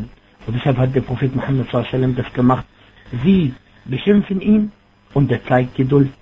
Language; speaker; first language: German; non-native, fluent; Arabic